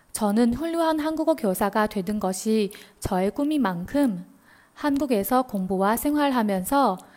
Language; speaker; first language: Korean; non-native, fluent; Chinese